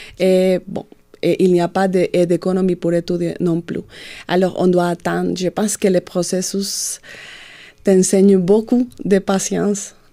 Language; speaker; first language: French; non-native, fluent; Spanish